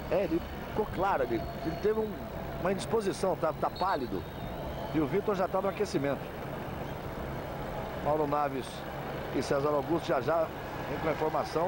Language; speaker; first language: Portuguese; native; Portuguese